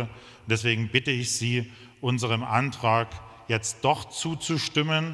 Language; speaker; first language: German; native; German